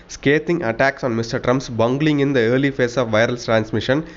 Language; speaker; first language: English; non-native, local second language; Tamil